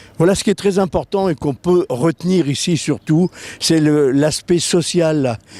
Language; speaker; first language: French; native; French